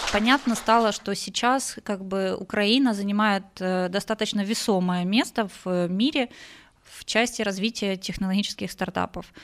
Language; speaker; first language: Russian; native; Russian